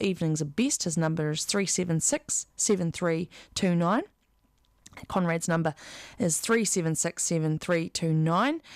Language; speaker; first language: English; native; English